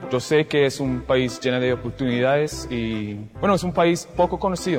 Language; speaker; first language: Spanish; non-native, fluent; English